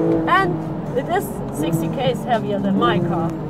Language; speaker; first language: English; non-native, fluent; German